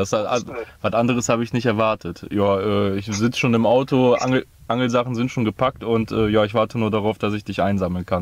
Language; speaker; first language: German; native; German